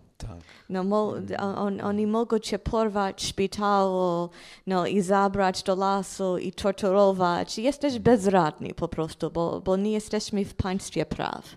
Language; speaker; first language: Polish; non-native, fluent; English